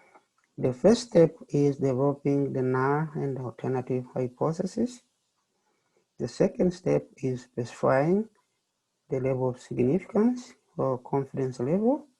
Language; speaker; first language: English; non-native, fluent; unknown